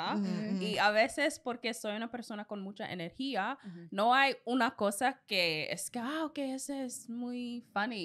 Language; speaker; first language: Spanish; non-native, learner; English